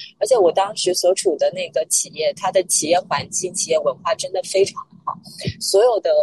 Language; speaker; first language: Chinese; native; Chinese